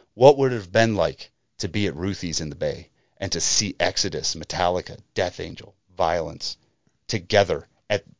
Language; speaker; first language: English; native; English